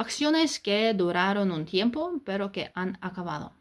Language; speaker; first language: Spanish; non-native, fluent; Ukrainian